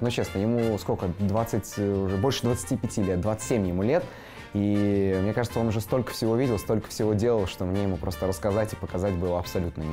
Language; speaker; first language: Russian; native; Russian